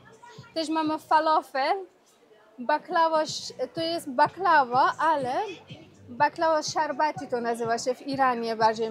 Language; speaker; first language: Polish; non-native, learner; Persian